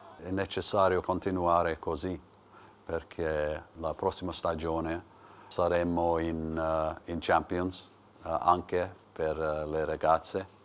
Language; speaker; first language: Italian; non-native, learner; English